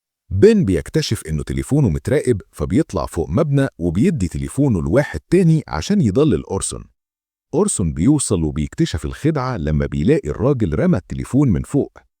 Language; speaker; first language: Arabic; native; Arabic